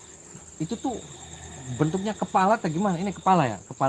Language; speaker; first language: Indonesian; native; Indonesian